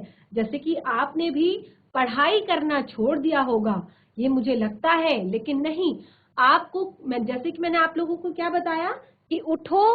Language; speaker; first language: Hindi; native; Hindi